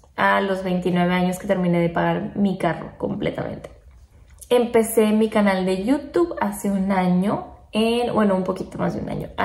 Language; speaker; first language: Spanish; native; Spanish